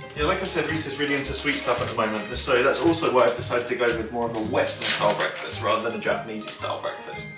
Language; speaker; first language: English; native; English